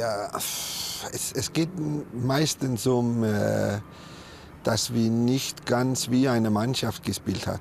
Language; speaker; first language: German; non-native, learner; Danish